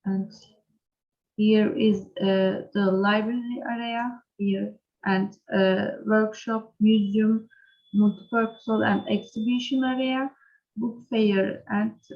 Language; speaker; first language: English; non-native, learner; Turkish